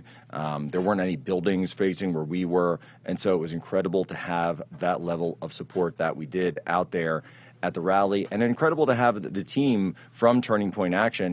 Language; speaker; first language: English; native; English